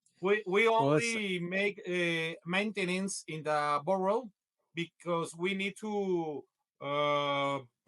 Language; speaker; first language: English; non-native, learner; Spanish